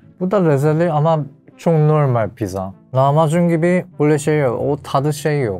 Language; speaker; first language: Turkish; non-native, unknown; Korean